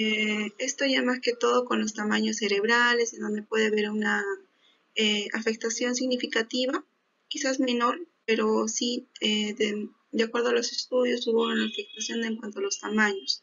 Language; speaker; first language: Spanish; native; Spanish